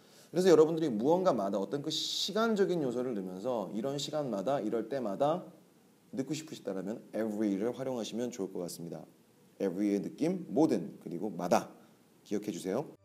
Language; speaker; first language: Korean; native; Korean